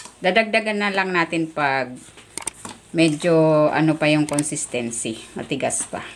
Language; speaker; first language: Filipino; non-native, local second language; Bikol